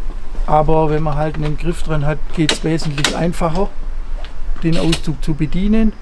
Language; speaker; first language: German; native; German